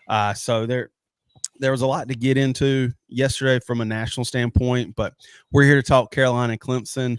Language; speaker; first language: English; native; English